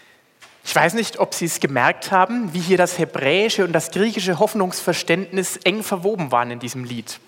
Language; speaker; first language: German; native; German